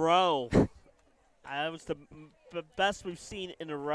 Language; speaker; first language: English; native; English